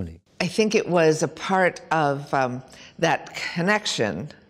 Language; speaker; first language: English; native; English